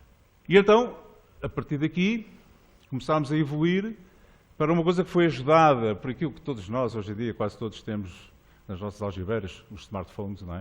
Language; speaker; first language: Portuguese; native; Portuguese